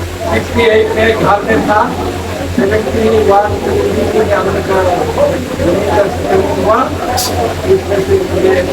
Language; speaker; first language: Hindi; non-native, local second language; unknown